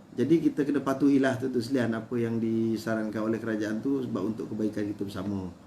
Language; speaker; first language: Malay; native; Malay